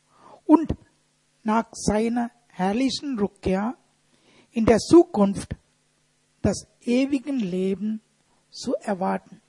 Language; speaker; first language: German; non-native, fluent; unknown